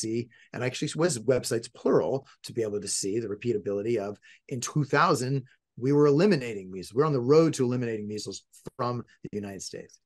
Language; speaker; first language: English; native; English